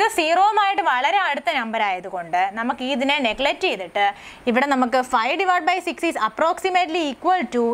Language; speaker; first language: Malayalam; native; Malayalam